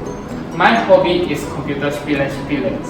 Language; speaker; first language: German; non-native, learner; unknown